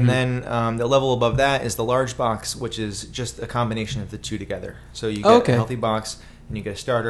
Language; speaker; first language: English; native; English